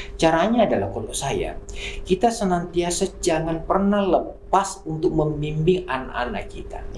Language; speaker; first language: Indonesian; non-native, local second language; Buginese